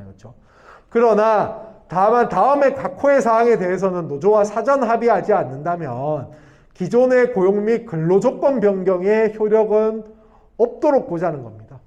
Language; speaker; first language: Korean; native; Korean